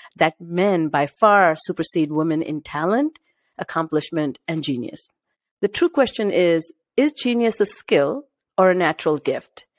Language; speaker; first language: English; non-native, local second language; Marathi